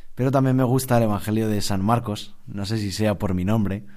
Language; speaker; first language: Spanish; native; Spanish